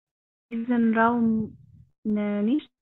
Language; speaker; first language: German; non-native, learner; Arabic